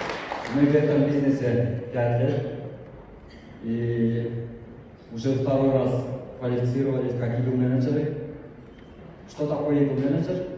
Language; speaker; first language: Russian; non-native, local second language; Kyrgyz